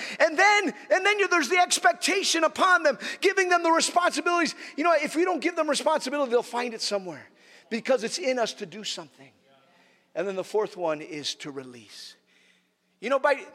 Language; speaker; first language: English; native; English